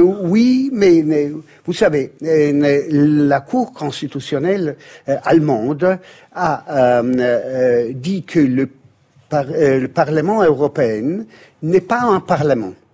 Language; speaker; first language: French; non-native, fluent; Italian